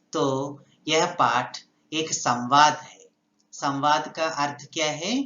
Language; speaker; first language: Hindi; non-native, local second language; Telugu